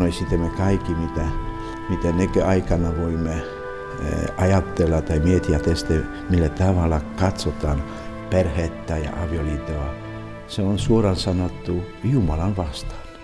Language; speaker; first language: Finnish; non-native, fluent; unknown